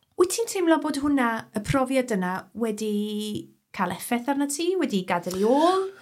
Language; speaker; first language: Welsh; native; Welsh